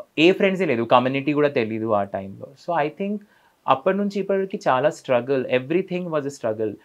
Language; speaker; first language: Telugu; non-native, fluent; Bangla